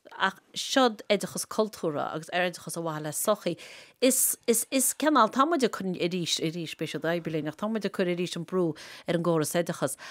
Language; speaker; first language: Irish; native; Irish